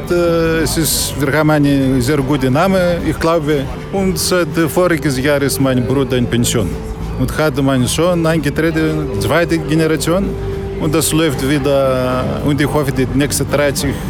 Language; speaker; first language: German; non-native, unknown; Greek